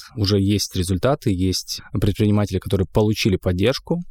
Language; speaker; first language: Russian; native; Russian